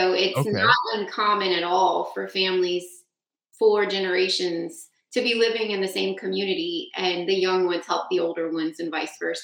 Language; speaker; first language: English; native; English